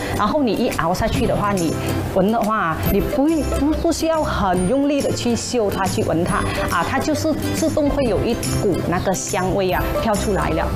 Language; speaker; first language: Chinese; non-native, fluent; Vietnamese